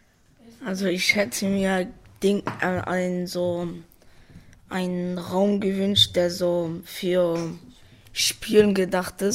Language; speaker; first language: German; early bilingual, other home language; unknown